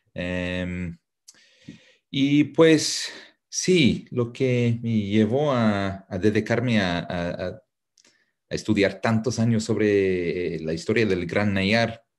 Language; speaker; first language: Spanish; non-native, fluent; English